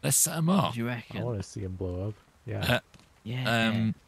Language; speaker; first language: English; native; English